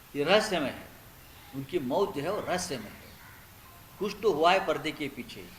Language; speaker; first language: Hindi; non-native, local second language; Marathi